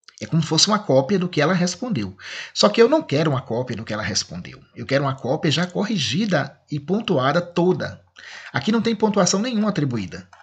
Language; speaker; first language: Portuguese; native; Portuguese